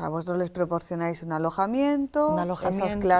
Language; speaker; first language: Spanish; native; Spanish